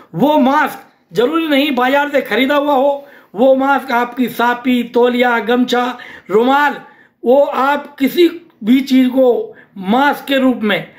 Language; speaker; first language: Hindi; native; Hindi